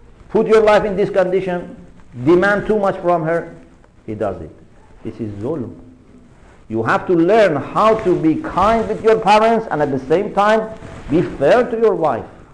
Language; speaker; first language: English; non-native, fluent; Persian